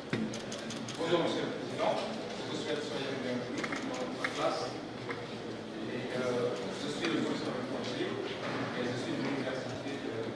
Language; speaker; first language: French; non-native, fluent; Indonesian